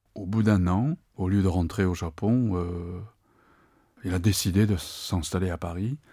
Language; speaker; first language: French; non-native, fluent; Japanese